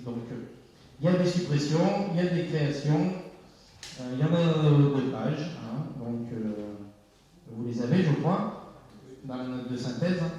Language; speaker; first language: French; native; French